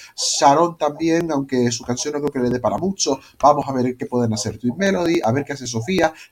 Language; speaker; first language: Spanish; native; Spanish